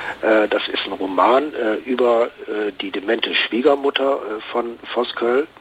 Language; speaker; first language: German; native; German